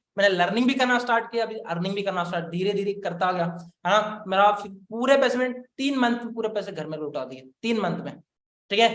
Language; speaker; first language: Hindi; non-native, local second language; Marathi